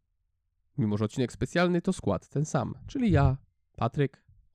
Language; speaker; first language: Polish; native; Polish